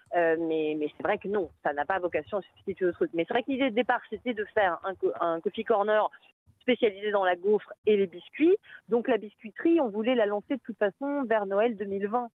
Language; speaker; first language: French; native; French